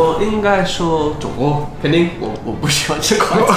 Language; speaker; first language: Chinese; non-native, fluent; English